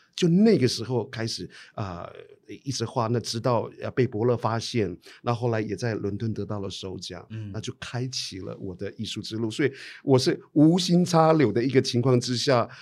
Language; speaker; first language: Chinese; non-native, local second language; Amis